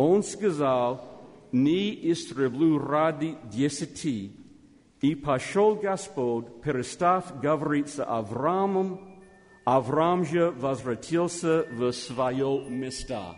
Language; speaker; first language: Russian; non-native, learner; English